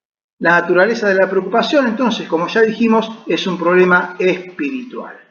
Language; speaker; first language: Spanish; native; Spanish